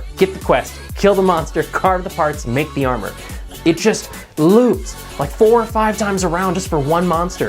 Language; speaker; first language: English; native; English